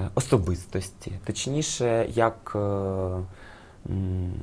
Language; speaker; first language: Ukrainian; non-native, local second language; Russian